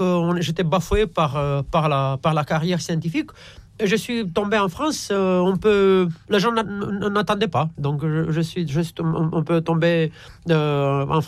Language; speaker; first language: French; non-native, fluent; Romanian